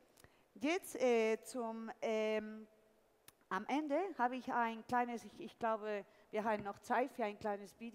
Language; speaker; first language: German; non-native, fluent; Spanish